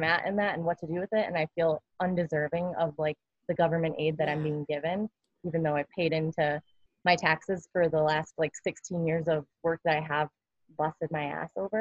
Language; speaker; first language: English; native; English